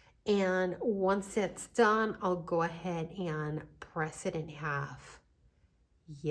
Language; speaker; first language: English; native; English